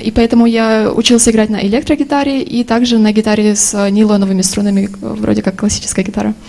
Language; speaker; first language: Russian; native; Russian